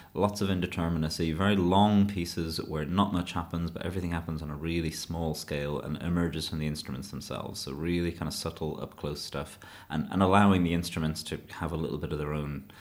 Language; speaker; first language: English; native; English